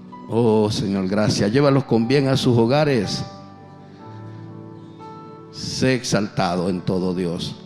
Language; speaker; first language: Spanish; native; Spanish